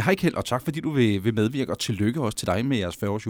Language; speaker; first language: Danish; native; Danish